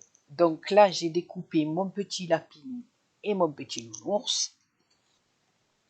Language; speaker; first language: French; native; French